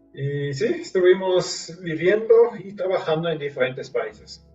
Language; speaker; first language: Spanish; non-native, fluent; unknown